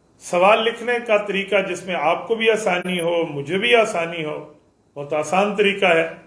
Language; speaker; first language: Urdu; native; Urdu